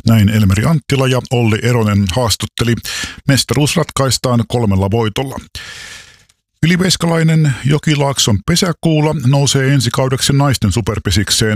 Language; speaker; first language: Finnish; native; Finnish